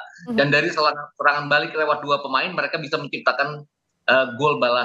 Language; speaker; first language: Indonesian; native; Indonesian